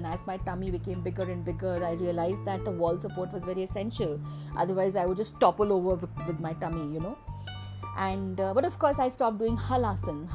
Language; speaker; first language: English; non-native, local second language; Malayalam